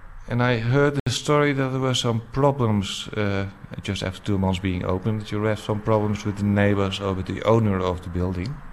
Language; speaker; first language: English; non-native, fluent; Dutch